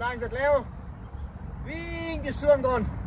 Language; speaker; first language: Thai; non-native, learner; German